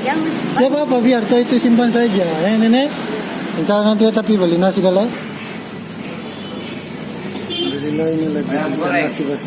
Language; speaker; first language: Malay; native; Malay